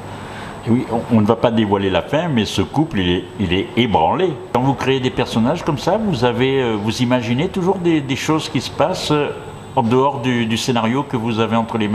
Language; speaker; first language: French; native; French